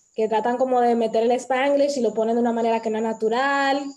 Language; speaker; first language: Spanish; early bilingual, heritage; Spanish